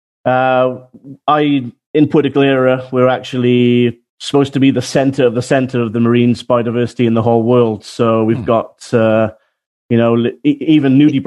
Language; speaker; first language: English; native; English